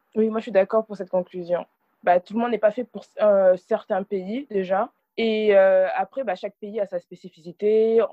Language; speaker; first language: French; native; French